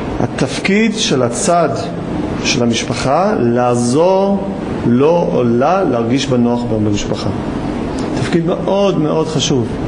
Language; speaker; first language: Hebrew; non-native, fluent; English